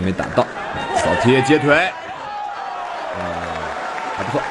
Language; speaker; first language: Chinese; native; Chinese